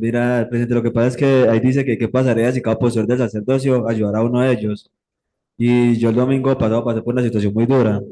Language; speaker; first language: Spanish; native; Spanish